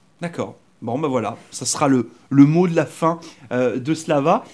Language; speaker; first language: French; native; French